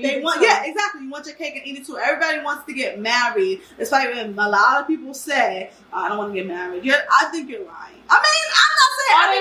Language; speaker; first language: English; native; English